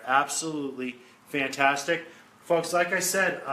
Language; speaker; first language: English; native; English